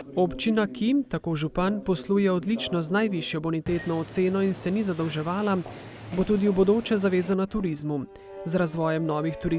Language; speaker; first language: Slovenian; native; Slovenian